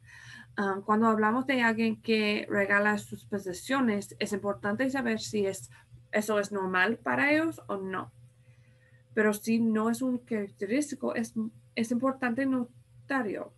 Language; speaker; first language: Spanish; non-native, fluent; English